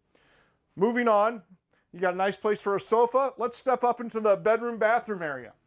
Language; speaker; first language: English; native; English